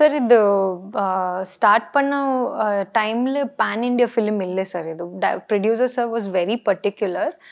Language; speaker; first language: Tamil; non-native, learner; Kannada